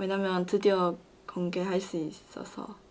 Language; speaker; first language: Korean; non-native, learner; Chinese